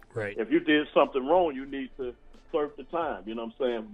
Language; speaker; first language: English; native; English